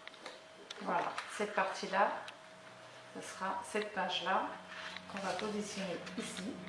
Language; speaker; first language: French; native; French